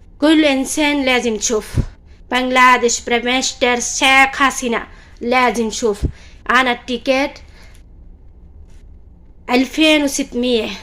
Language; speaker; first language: Arabic; non-native, learner; Bangla